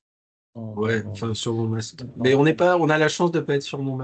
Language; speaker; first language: French; native; French